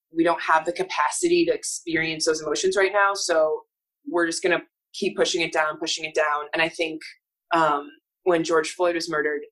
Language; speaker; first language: English; native; English